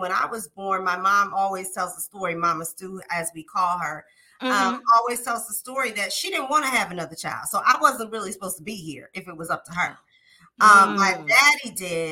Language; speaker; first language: English; native; English